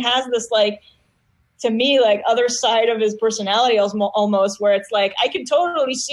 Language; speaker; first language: English; non-native, fluent; Hebrew